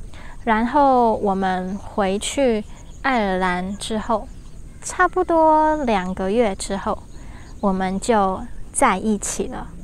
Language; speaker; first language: Chinese; non-native, learner; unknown